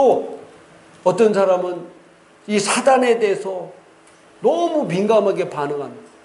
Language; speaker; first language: Korean; native; Korean